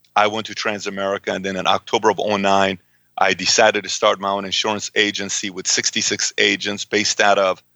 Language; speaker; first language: English; early bilingual, other home language; Persian